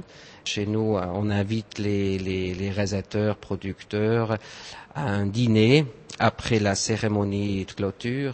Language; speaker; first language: French; non-native, fluent; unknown